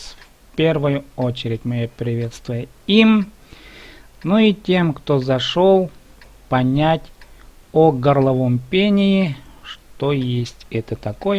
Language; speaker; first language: Russian; native; Russian